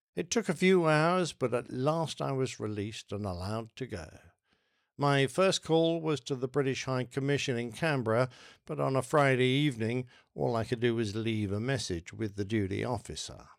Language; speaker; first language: English; native; English